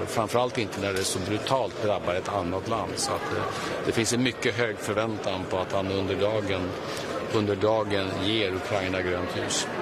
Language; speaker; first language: Swedish; native; Swedish